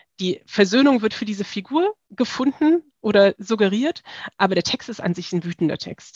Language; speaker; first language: German; native; German